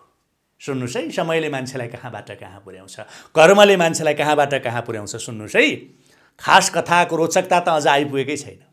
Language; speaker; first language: Nepali; native; Nepali